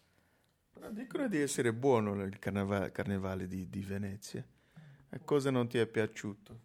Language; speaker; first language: Italian; non-native, fluent; Portuguese